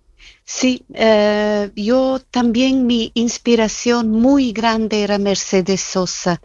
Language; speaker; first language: Spanish; non-native, fluent; German